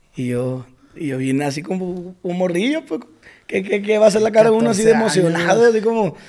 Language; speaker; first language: Spanish; native; Spanish